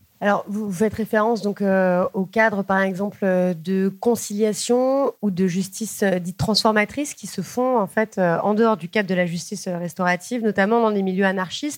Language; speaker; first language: French; native; French